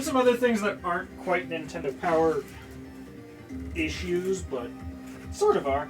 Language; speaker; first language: English; native; English